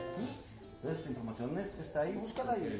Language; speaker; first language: Spanish; native; Spanish